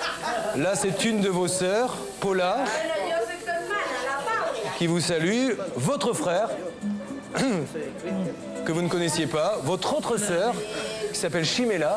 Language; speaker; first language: French; native; French